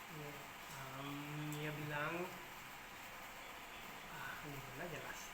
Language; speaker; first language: Indonesian; non-native, learner; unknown